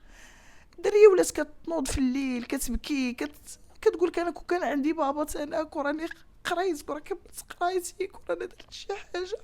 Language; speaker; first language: Arabic; native; Arabic